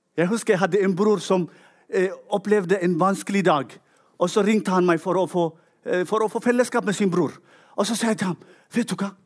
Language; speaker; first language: Norwegian; non-native, fluent; Tigrinya